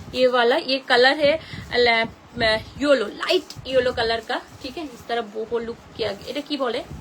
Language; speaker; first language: Hindi; non-native, local second language; Bangla